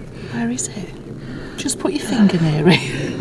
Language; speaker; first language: English; native; English